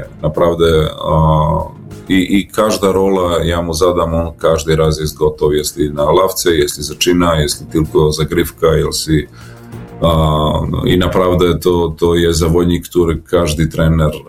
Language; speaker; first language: Polish; non-native, fluent; Serbian